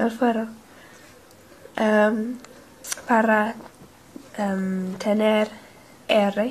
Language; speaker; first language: Spanish; non-native, learner; English